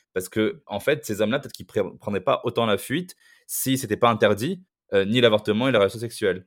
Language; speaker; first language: French; non-native, local second language; Arabic